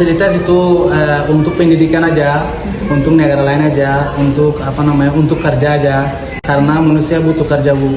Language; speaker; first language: Indonesian; non-native, learner; Rohingya